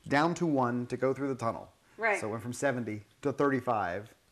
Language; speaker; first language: English; native; English